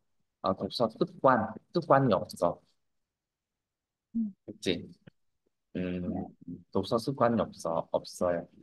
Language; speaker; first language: Korean; non-native, fluent; Vietnamese